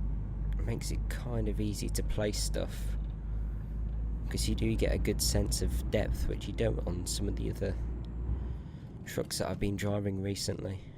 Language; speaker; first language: English; native; English